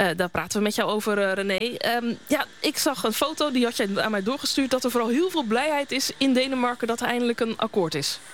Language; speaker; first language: Dutch; native; Dutch